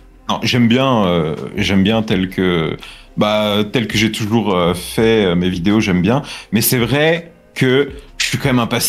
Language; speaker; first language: French; native; French